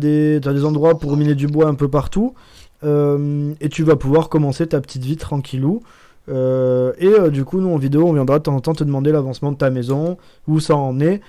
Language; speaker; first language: French; native; French